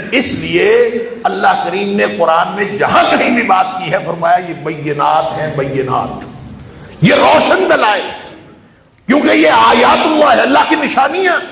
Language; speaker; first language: Urdu; non-native, local second language; Punjabi